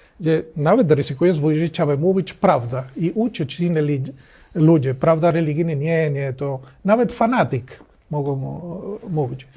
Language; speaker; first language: Polish; non-native, learner; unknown